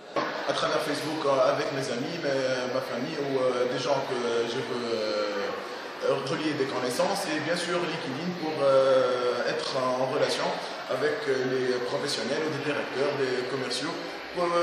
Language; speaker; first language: French; non-native, local second language; Arabic